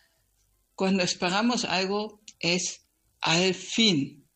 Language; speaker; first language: Spanish; non-native, fluent; German